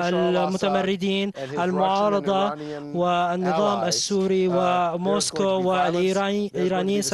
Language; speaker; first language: Arabic; non-native, fluent; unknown